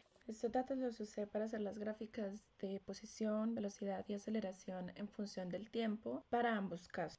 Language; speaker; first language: Spanish; native; Spanish